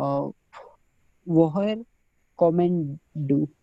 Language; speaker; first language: German; non-native, learner; Telugu